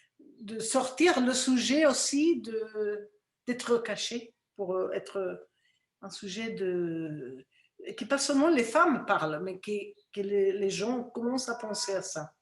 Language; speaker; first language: French; non-native, fluent; Spanish